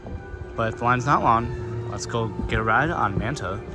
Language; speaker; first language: English; native; English